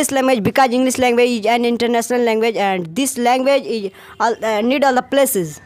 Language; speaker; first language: English; non-native, learner; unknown